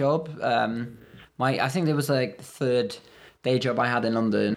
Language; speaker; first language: English; non-native, fluent; Norwegian